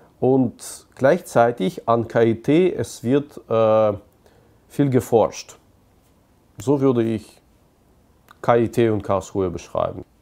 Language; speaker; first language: German; non-native, fluent; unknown